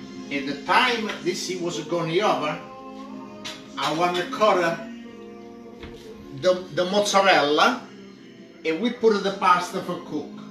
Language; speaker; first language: English; non-native, learner; Italian